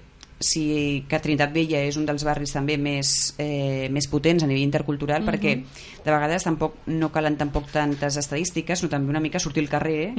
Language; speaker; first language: Catalan; native; Catalan